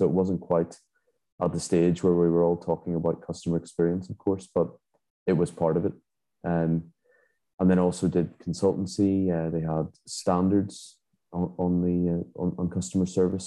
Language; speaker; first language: English; native; English